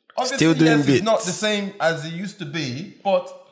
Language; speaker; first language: English; non-native, local second language; Yoruba